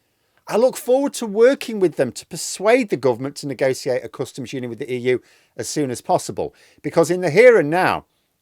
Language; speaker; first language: English; native; English